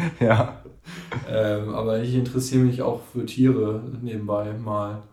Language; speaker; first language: German; native; German